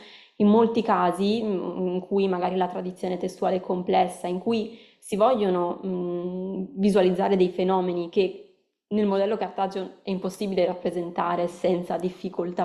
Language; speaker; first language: Italian; native; Italian